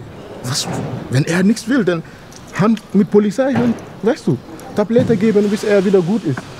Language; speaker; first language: German; non-native, learner; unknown